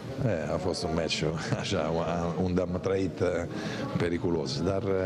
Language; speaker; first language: Romanian; non-native, fluent; Italian